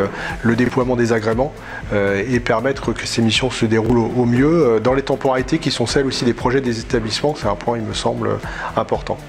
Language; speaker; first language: French; native; French